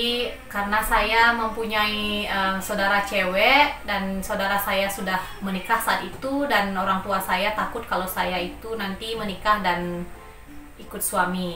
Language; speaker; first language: Indonesian; non-native, local second language; Balinese